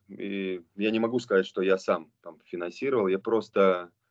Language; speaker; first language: Russian; non-native, local second language; Romanian